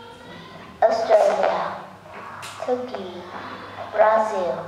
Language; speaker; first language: English; non-native, learner; Vietnamese